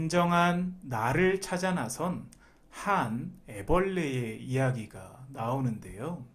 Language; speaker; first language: Korean; native; Korean